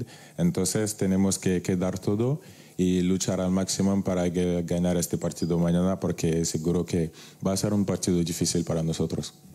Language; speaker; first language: Spanish; non-native, fluent; French